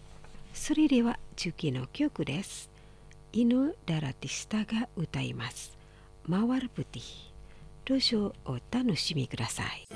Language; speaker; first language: Japanese; non-native, fluent; Indonesian